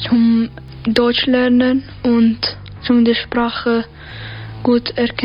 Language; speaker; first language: German; early bilingual, other home language; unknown